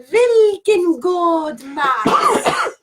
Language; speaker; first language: Swedish; non-native, learner; English